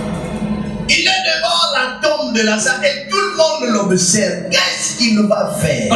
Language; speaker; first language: French; non-native, local second language; Lingala